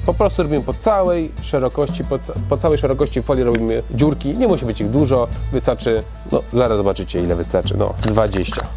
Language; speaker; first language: Polish; native; Polish